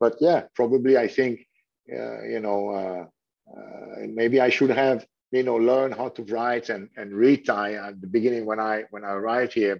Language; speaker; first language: English; non-native, fluent; French